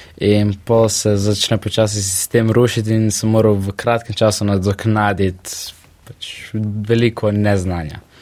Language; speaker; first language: Slovenian; early bilingual, other home language; Russian